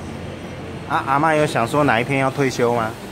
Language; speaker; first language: Chinese; native; Chinese